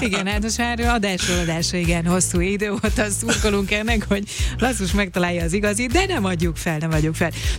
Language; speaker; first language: Hungarian; native; Hungarian